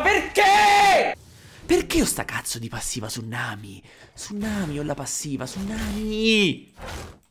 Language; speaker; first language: Italian; native; Italian